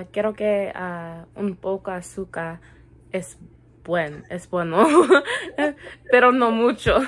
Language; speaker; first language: Spanish; non-native, learner; English